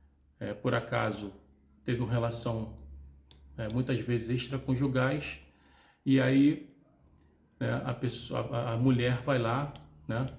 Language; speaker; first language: Portuguese; native; Portuguese